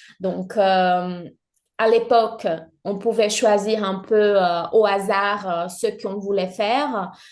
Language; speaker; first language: French; non-native, fluent; Portuguese